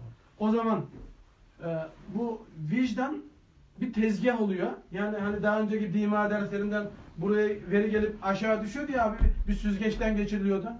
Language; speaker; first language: Turkish; native; Turkish